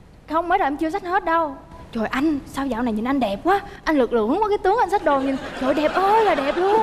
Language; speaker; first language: Vietnamese; native; Vietnamese